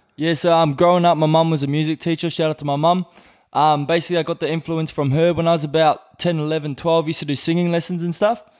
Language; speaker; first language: English; native; English